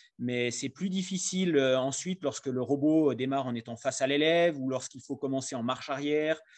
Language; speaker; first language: French; native; French